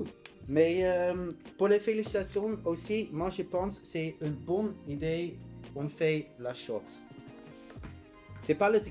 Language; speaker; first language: French; non-native, learner; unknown